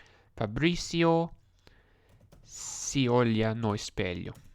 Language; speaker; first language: Portuguese; non-native, learner; English